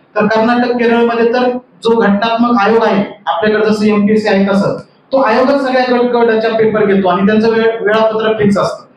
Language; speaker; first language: Marathi; native; Marathi